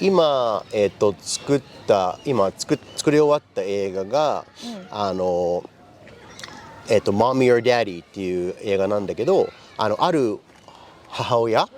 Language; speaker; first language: Japanese; early bilingual, other home language; English